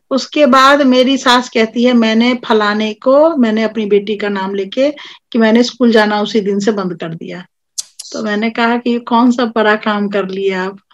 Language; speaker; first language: Hindi; non-native, local second language; Maithili